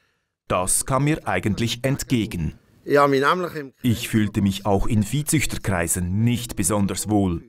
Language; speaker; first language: German; native; German